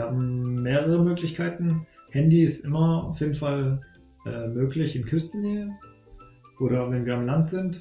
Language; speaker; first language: German; native; German